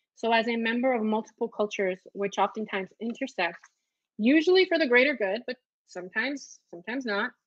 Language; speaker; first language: English; early bilingual, other home language; Spanish